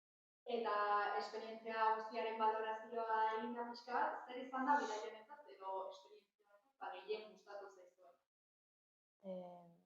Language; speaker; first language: Basque; native; Basque